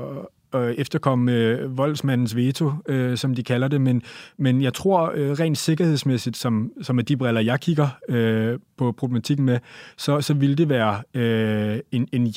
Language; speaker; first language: Danish; native; Danish